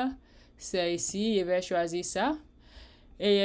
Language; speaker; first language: French; non-native, learner; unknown